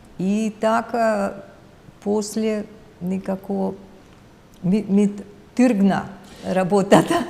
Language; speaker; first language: Macedonian; non-native, fluent; Russian